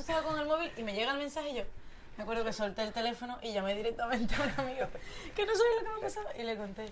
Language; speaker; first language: Spanish; native; Spanish